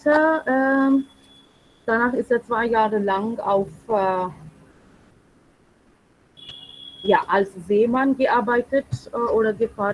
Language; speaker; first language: German; non-native, fluent; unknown